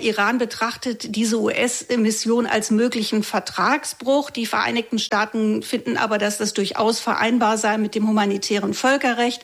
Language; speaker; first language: German; native; German